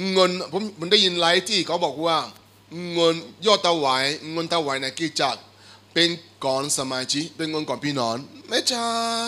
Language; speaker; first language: Thai; non-native, fluent; Igbo